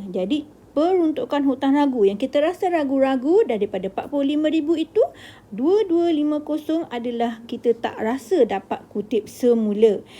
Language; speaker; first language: Malay; native; Malay